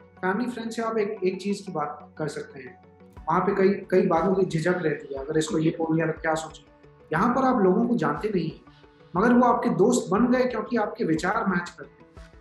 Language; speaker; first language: Hindi; native; Hindi